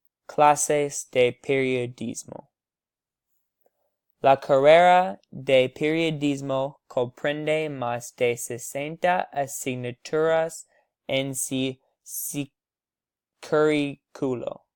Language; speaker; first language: Spanish; non-native, learner; English